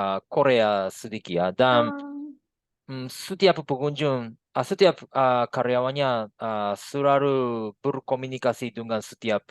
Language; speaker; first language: Indonesian; non-native, fluent; Japanese